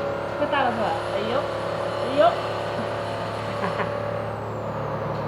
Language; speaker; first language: Chinese; native; Chinese